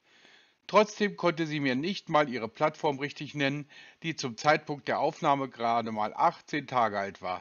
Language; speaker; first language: German; native; German